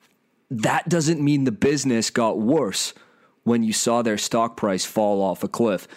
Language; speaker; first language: English; native; English